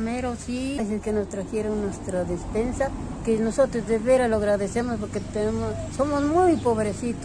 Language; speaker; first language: Spanish; native; Spanish